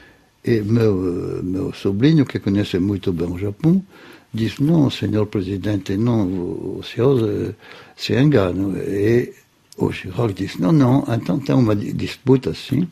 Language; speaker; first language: Portuguese; non-native, fluent; French